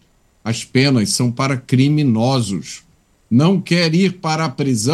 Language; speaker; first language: Portuguese; native; Portuguese